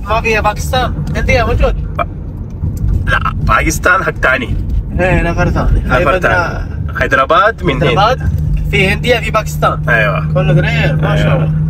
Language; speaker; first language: Arabic; non-native, learner; Tamil